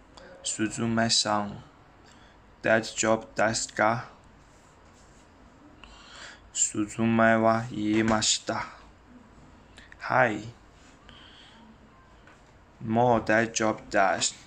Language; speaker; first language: Japanese; non-native, learner; Chinese